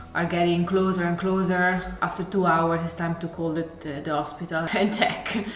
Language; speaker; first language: English; non-native, fluent; Italian